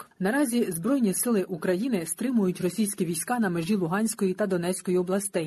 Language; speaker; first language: Ukrainian; native; Ukrainian